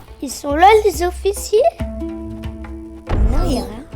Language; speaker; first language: French; native; French